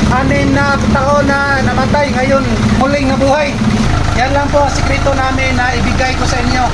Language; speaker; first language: Filipino; native; Filipino